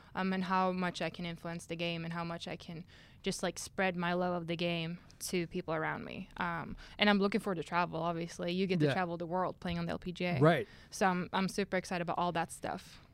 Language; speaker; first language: English; non-native, fluent; Swedish